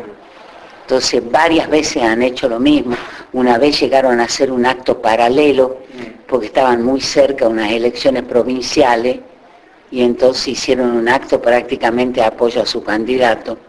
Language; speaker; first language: Spanish; native; Spanish